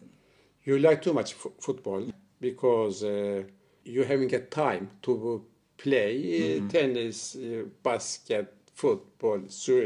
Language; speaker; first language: English; non-native, learner; Turkish